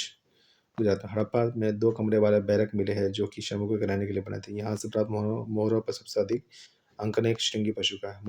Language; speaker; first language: Hindi; native; Hindi